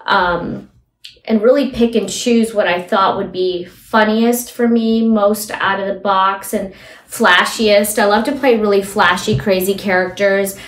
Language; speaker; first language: English; early bilingual, other home language; Hindi